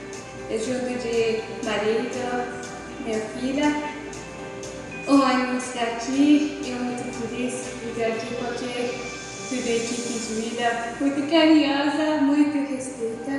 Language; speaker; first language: Portuguese; non-native, learner; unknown